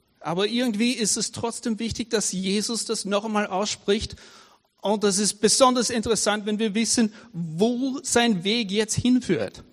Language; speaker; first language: German; non-native, fluent; English